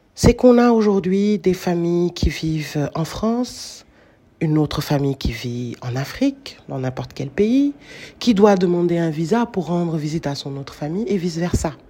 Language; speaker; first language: French; non-native, local second language; Wolof